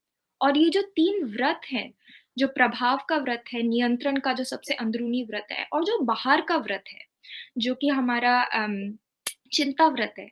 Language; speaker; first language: Hindi; native; Hindi